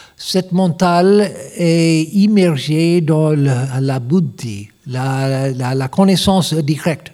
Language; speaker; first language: French; non-native, learner; English